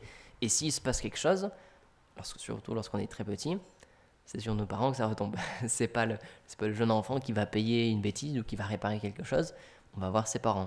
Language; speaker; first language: French; native; French